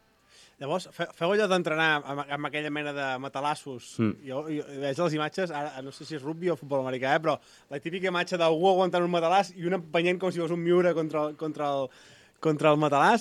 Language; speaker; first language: Catalan; native; Catalan